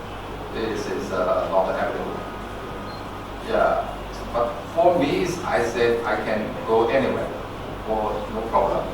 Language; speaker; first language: English; non-native, learner; Chinese